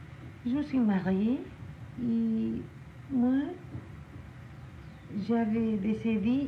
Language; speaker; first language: French; non-native, learner; English